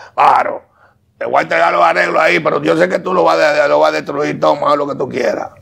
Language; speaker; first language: Spanish; native; Spanish